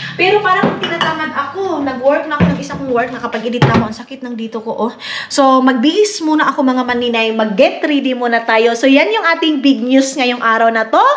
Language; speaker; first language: Filipino; non-native, local second language; Cebuano